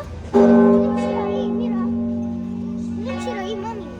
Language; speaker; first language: Spanish; early bilingual, other home language; Filipino